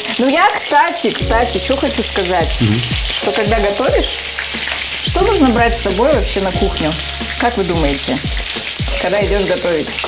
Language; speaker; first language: Russian; non-native, local second language; Uyghur